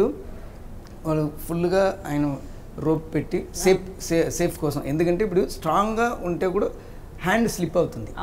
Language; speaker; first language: Telugu; non-native, learner; Tamil